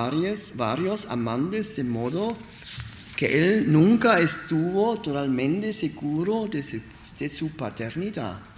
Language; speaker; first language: Spanish; non-native, learner; German